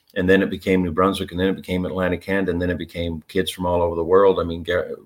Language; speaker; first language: English; native; English